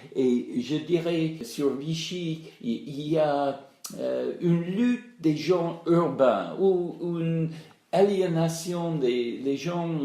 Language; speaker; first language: French; non-native, fluent; English